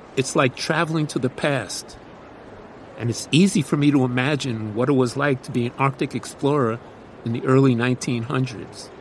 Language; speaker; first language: English; native; English